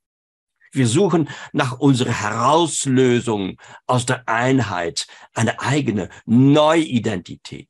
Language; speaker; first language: German; non-native, fluent; French